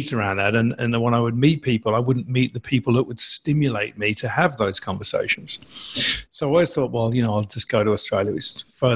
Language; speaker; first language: English; native; English